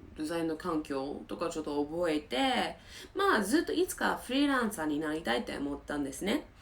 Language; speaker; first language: Japanese; non-native, fluent; English